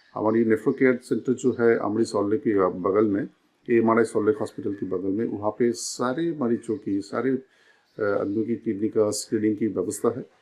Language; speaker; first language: Hindi; non-native, local second language; Bangla